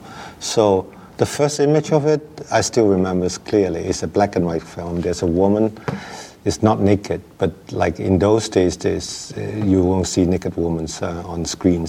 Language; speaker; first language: English; non-native, local second language; Wu Chinese